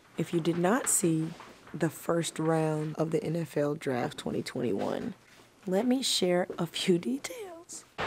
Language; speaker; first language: English; native; English